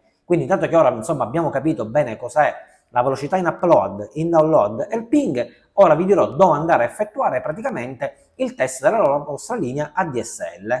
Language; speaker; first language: Italian; native; Italian